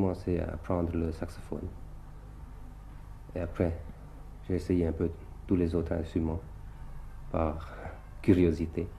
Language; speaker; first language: French; early bilingual, other home language; Thai